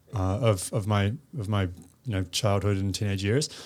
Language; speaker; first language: English; native; English